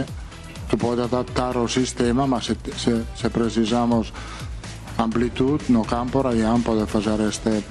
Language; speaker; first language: Portuguese; non-native, fluent; Italian